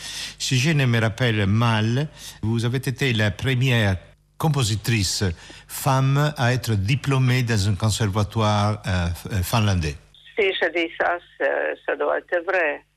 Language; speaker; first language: French; non-native, fluent; Italian